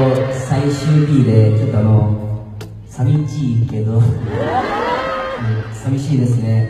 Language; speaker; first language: Japanese; non-native, fluent; Korean